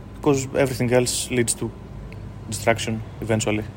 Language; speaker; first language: English; non-native, fluent; Greek